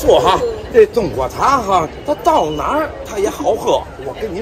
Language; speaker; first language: Chinese; native; Chinese